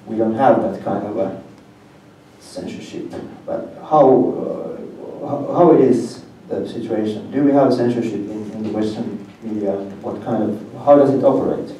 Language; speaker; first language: English; non-native, fluent; Finnish